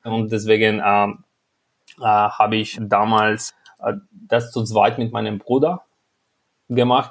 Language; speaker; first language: German; non-native, fluent; Albanian